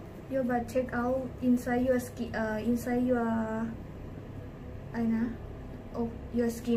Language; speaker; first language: English; non-native, learner; Thai